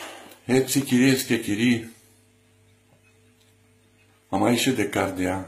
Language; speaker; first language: Greek; non-native, learner; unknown